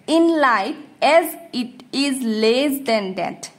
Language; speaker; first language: English; non-native, local second language; Assamese